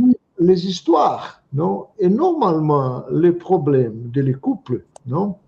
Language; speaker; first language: French; non-native, fluent; Portuguese